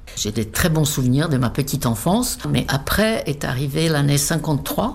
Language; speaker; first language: French; non-native, fluent; Czech